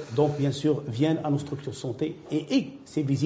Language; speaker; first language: French; non-native, local second language; Arabic